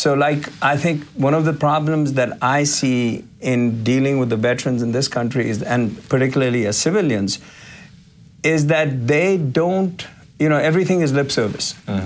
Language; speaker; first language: English; non-native, local second language; Hindi